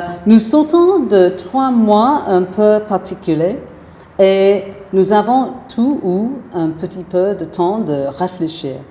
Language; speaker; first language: French; non-native, fluent; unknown